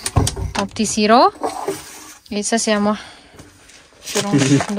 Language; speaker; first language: French; non-native, learner; Indonesian